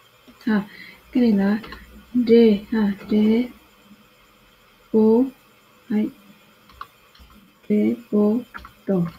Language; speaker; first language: Japanese; non-native, fluent; Vietnamese